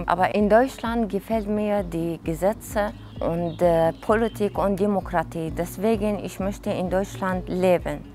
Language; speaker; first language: German; non-native, learner; Kurdish